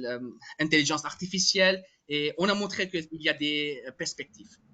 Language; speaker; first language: French; non-native, fluent; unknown